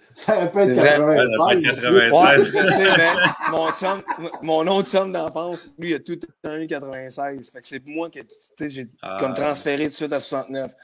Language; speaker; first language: French; native; French